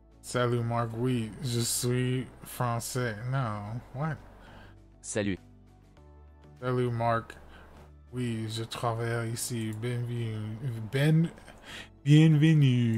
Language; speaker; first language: French; non-native, learner; English